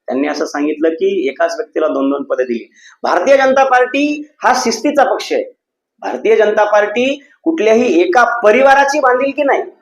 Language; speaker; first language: Marathi; non-native, local second language; Lambadi